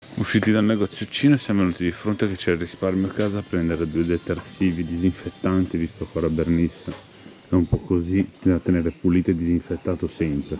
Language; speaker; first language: Italian; non-native, fluent; Spanish